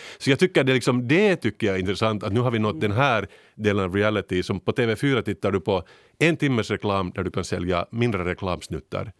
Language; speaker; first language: Swedish; native; Swedish